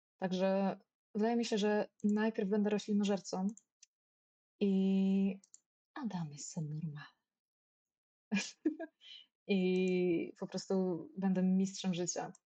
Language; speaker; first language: Polish; native; Polish